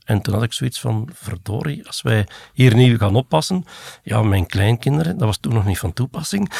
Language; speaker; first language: Dutch; native; Dutch